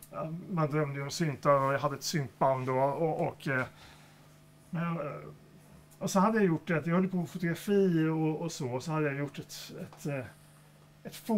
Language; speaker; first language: Swedish; native; Swedish